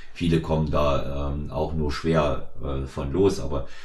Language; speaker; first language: German; native; German